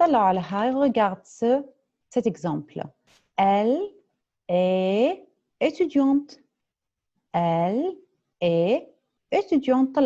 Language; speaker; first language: French; non-native, fluent; Arabic